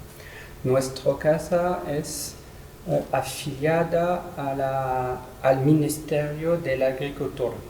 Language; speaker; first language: Spanish; non-native, learner; French